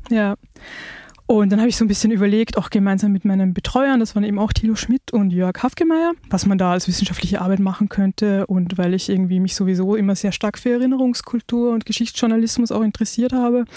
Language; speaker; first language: German; native; German